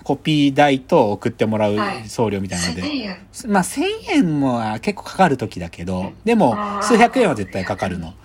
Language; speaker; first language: Japanese; native; Japanese